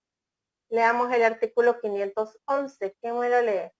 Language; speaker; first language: Spanish; native; Spanish